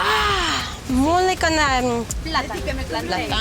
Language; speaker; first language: Spanish; non-native, learner; English